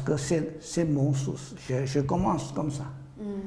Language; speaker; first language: French; non-native, learner; Chinese